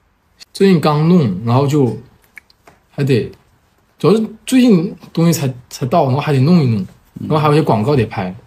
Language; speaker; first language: Chinese; native; Chinese